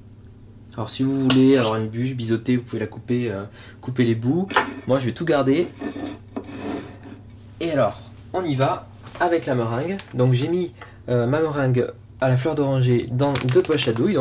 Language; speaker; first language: French; native; French